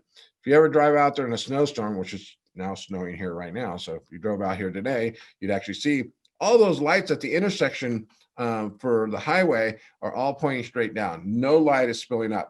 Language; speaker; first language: English; native; English